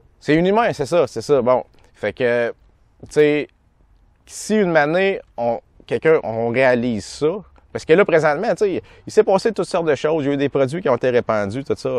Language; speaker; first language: French; native; French